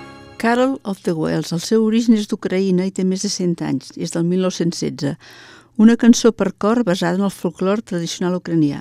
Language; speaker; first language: Catalan; native; Catalan